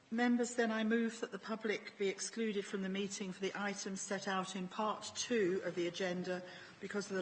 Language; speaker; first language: English; native; English